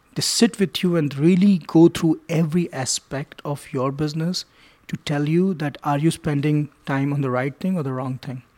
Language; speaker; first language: English; non-native, local second language; Hindi